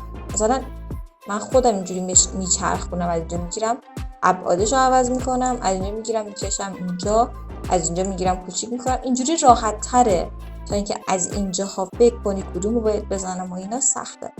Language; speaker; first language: Persian; native; Persian